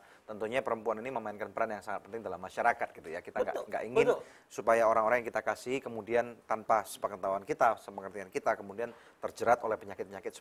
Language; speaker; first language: Indonesian; native; Indonesian